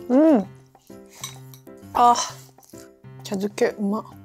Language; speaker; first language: Japanese; native; Japanese